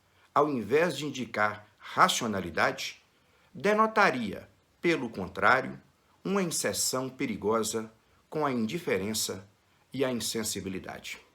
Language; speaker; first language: Portuguese; native; Portuguese